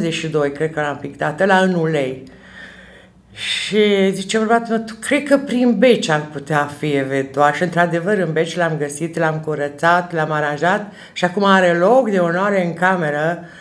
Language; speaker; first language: Romanian; native; Romanian